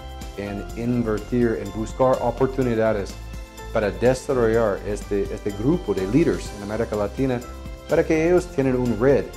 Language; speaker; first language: Spanish; non-native, fluent; English